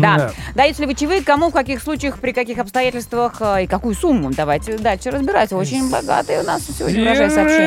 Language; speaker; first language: Russian; native; Russian